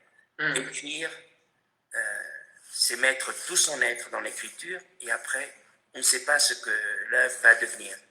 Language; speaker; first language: French; non-native, fluent; Spanish